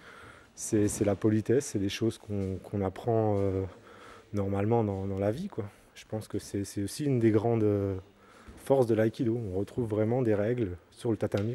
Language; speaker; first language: French; native; French